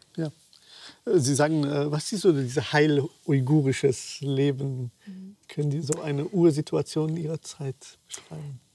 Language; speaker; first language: German; native; German